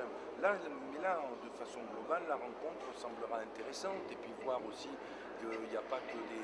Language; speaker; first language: French; native; French